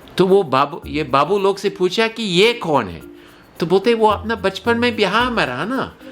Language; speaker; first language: Hindi; non-native, fluent; English